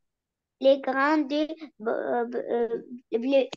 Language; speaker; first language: French; non-native, learner; Arabic